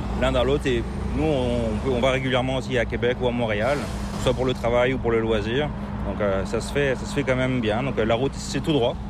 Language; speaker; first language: French; native; French